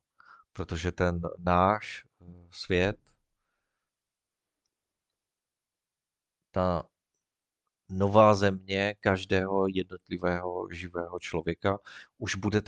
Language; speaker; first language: Czech; native; Czech